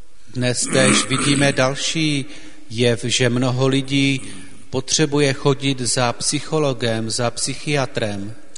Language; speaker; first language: Czech; native; Czech